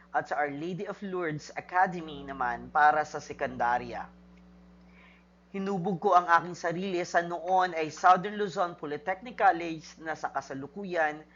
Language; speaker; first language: Filipino; native; Filipino